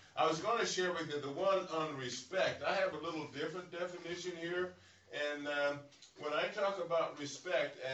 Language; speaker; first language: English; native; English